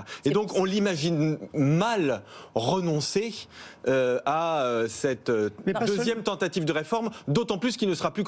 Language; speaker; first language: French; native; French